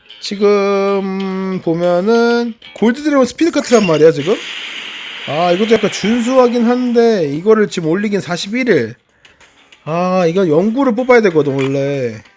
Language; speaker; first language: Korean; native; Korean